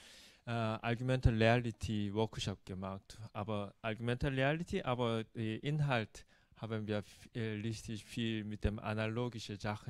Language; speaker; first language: German; non-native, fluent; Korean